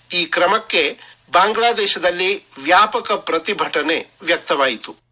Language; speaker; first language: Kannada; non-native, local second language; Marathi